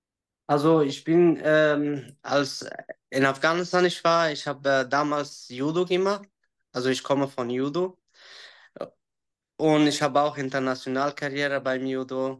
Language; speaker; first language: German; non-native, learner; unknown